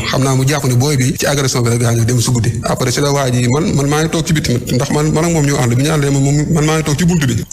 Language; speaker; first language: Wolof; native; Wolof